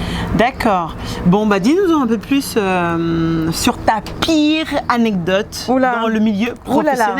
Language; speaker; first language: French; native; French